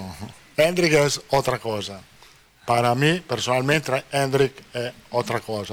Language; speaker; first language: Portuguese; non-native, learner; Italian